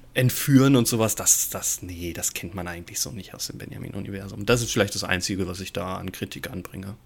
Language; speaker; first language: German; non-native, fluent; English